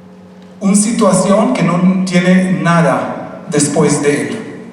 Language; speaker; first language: Spanish; non-native, fluent; Hebrew